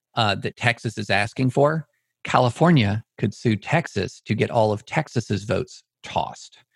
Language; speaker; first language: English; native; English